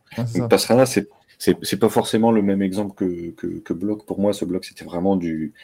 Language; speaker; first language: French; native; French